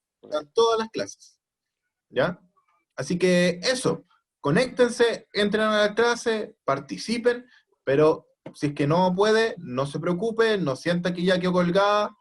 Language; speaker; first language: Spanish; native; Spanish